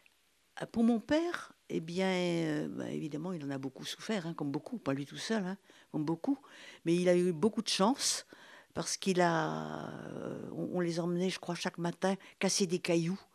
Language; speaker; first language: French; native; French